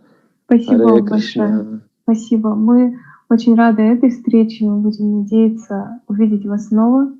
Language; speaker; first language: Russian; native; Russian